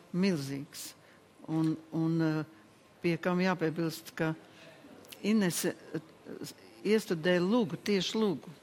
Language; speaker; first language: Latvian; native; Latvian